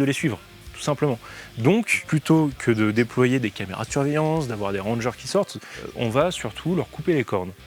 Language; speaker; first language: French; native; French